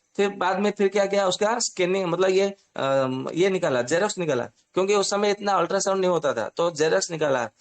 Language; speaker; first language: Hindi; non-native, local second language; Odia